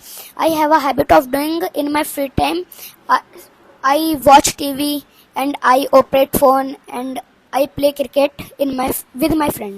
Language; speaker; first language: English; non-native, learner; Hindi